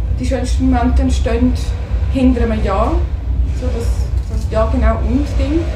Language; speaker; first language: German; native; German